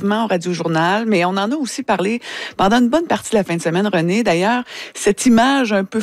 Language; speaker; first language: French; native; French